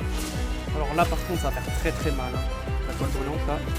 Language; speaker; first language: French; native; French